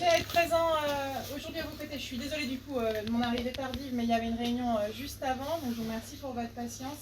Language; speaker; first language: French; native; French